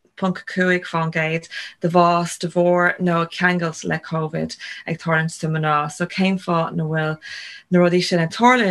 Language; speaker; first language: Irish; non-native, local second language; English